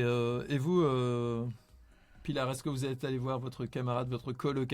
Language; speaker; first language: French; native; French